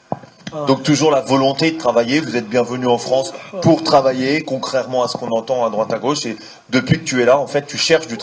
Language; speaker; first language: French; native; French